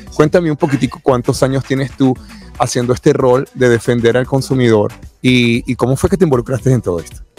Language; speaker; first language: Spanish; native; Spanish